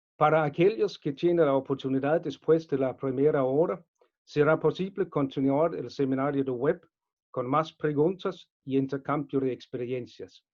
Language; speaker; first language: Spanish; non-native, fluent; Danish